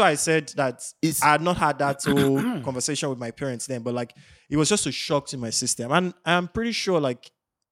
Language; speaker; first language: English; non-native, local second language; Yoruba